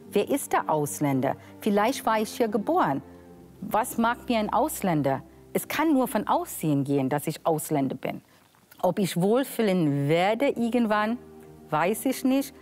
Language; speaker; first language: German; non-native, fluent; English